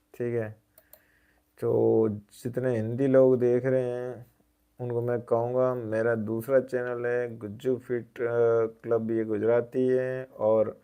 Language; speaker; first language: Hindi; non-native, local second language; Gujarati